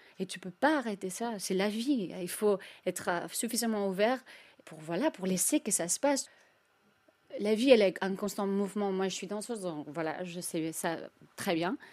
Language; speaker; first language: French; non-native, fluent; Spanish